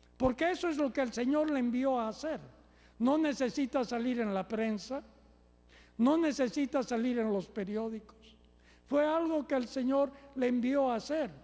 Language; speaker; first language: Spanish; native; Spanish